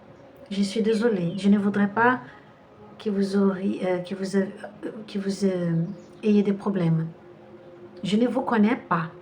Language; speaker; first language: French; non-native, fluent; Portuguese